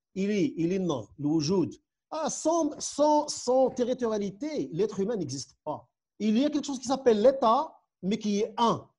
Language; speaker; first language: French; non-native, local second language; Central Atlas Tamazight